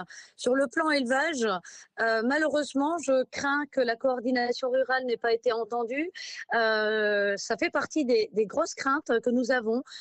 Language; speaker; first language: French; native; French